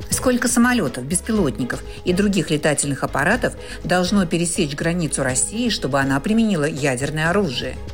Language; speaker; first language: Russian; native; Russian